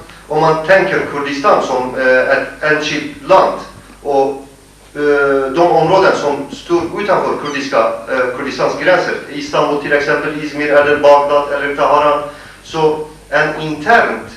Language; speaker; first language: Swedish; non-native, fluent; Kurdish